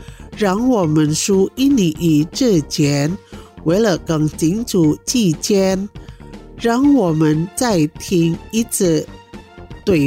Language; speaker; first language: Chinese; early bilingual, heritage; Chinese